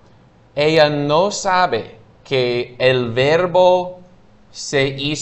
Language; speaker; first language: Spanish; non-native, fluent; English